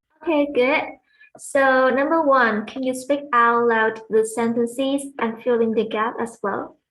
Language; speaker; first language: English; non-native, fluent; Vietnamese